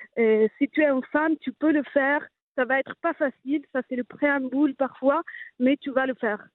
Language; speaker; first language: French; non-native, fluent; Italian